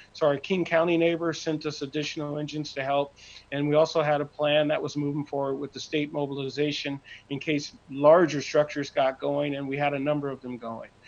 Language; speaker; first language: English; native; English